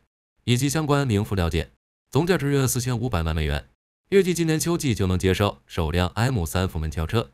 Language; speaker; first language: Chinese; native; Chinese